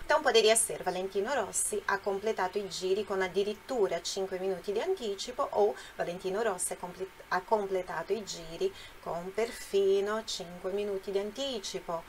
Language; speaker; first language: Italian; non-native, fluent; Portuguese